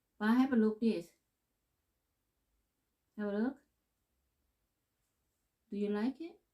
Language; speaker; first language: English; non-native, learner; Thai